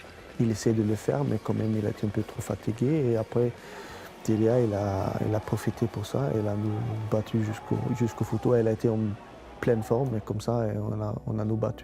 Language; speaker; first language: French; non-native, fluent; Swedish